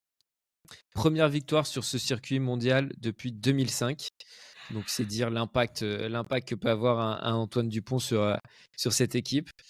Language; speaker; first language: French; native; French